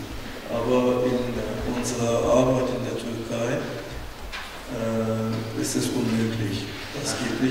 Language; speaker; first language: German; non-native, fluent; Turkish